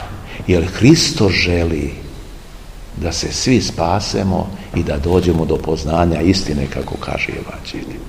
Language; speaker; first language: Serbian; native; Serbian